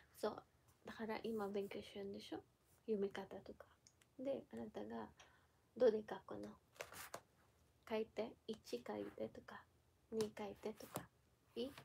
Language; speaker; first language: Japanese; non-native, learner; Filipino